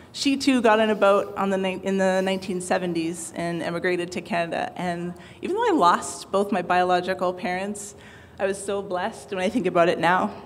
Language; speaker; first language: English; native; English